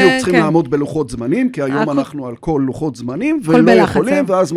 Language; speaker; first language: Hebrew; native; Hebrew